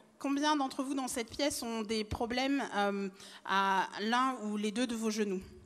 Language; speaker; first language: French; native; French